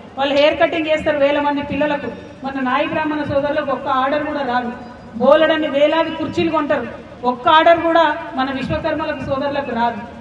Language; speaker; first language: Telugu; native; Telugu